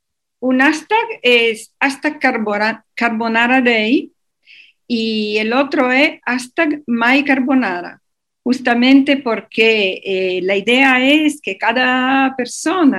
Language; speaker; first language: Spanish; native; Spanish